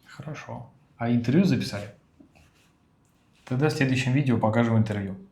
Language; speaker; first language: Russian; native; Russian